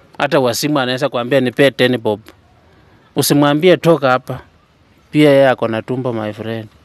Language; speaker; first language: Swahili; native; Swahili